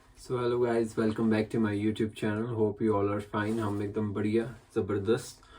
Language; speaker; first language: Hindi; native; Hindi